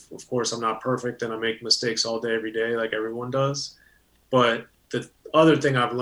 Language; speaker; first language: English; native; English